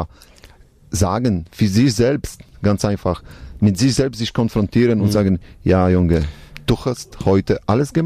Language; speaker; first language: German; non-native, learner; Polish